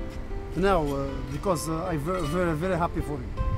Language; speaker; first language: English; non-native, learner; Arabic